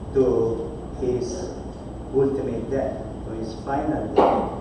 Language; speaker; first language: English; non-native, local second language; Filipino